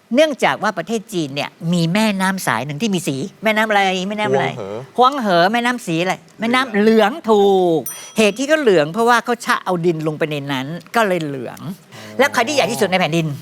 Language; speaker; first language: Thai; native; Thai